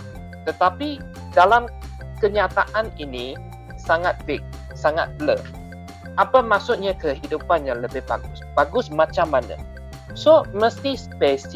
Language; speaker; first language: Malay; non-native, local second language; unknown